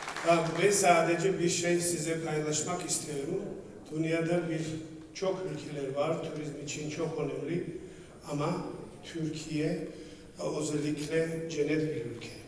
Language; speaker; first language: Turkish; non-native, learner; Georgian